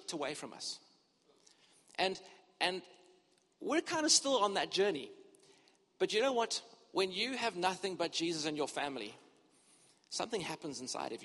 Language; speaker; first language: English; native; English